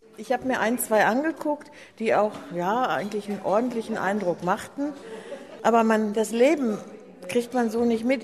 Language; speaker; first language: German; native; German